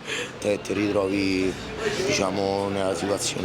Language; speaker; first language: Italian; native; Italian